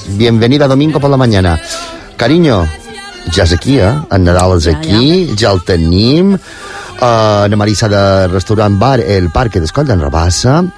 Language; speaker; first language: Catalan; native; Catalan